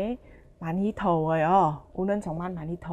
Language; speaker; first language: Korean; non-native, fluent; Vietnamese